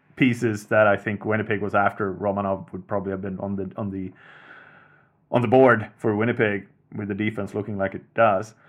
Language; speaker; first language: English; non-native, fluent; Swedish